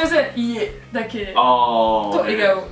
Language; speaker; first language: Japanese; non-native, learner; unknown